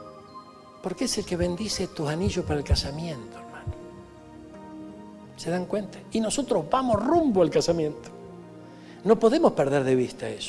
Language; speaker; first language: Spanish; native; Spanish